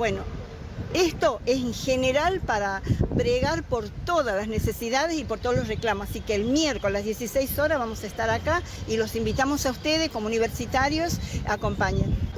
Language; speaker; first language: Spanish; native; Spanish